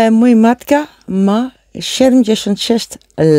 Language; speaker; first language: Polish; non-native, learner; Dutch